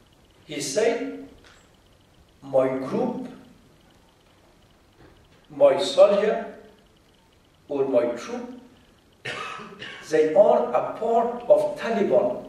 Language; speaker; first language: English; non-native, fluent; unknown